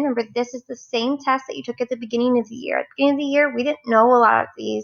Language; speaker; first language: English; native; English